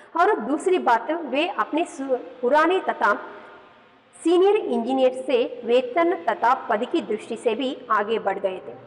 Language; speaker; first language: Hindi; non-native, local second language; Kannada